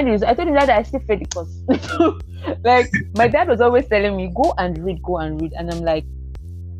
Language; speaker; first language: English; non-native, local second language; Igbo